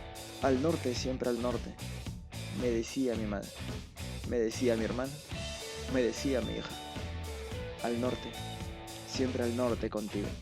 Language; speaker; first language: Spanish; native; Spanish